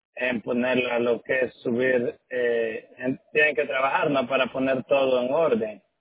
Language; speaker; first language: Spanish; native; Spanish